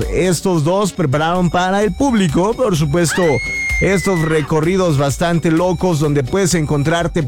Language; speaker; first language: Spanish; native; Spanish